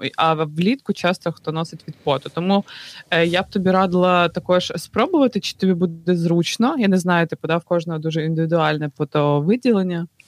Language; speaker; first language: Ukrainian; native; Ukrainian